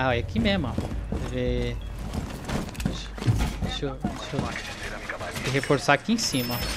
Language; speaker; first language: Portuguese; native; Portuguese